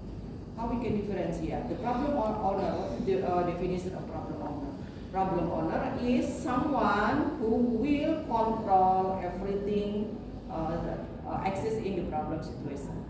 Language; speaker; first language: English; non-native, learner; Indonesian